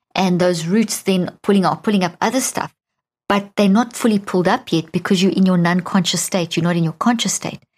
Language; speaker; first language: English; native; English